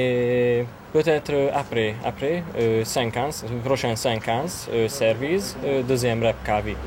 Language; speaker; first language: French; non-native, learner; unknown